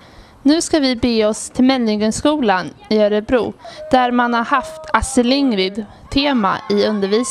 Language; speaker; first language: Swedish; native; Swedish